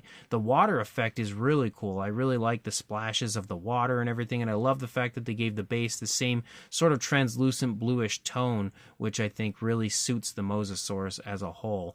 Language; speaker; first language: English; native; English